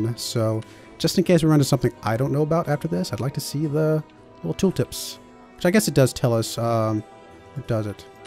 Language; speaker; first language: English; native; English